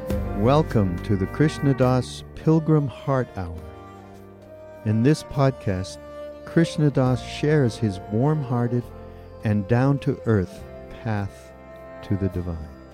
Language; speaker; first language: English; native; English